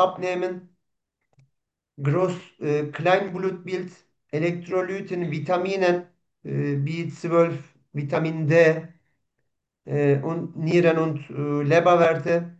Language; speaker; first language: German; non-native, fluent; Turkish